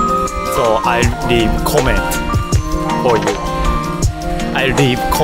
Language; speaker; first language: English; non-native, learner; Japanese